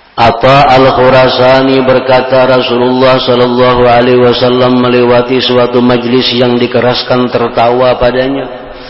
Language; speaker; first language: Indonesian; non-native, local second language; Banjar